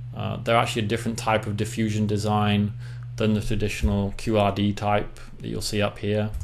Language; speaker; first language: English; native; English